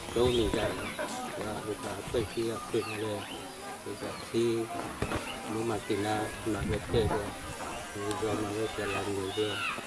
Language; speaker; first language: Burmese; non-native, local second language; Western Kayah